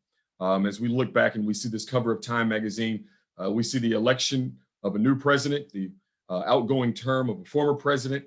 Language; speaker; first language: English; native; English